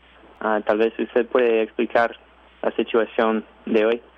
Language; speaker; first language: Spanish; non-native, learner; English